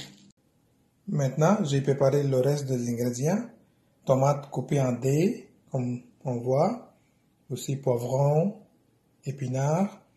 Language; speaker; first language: French; non-native, fluent; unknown